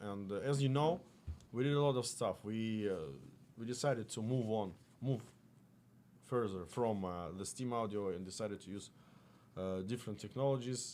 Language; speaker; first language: English; non-native, fluent; Russian